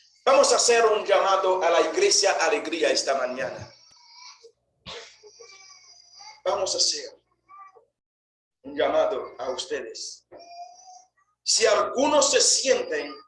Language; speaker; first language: Spanish; non-native, fluent; Haitian Creole